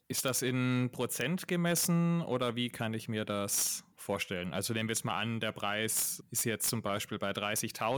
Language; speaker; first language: German; native; German